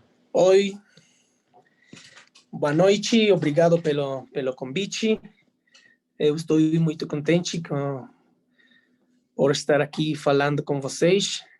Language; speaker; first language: Portuguese; non-native, fluent; Spanish